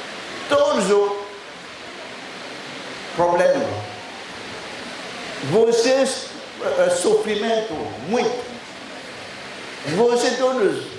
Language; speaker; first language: Portuguese; non-native, learner; Lingala